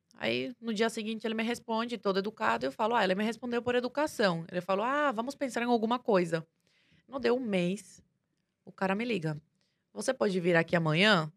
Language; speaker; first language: Portuguese; early bilingual, other home language; Spanish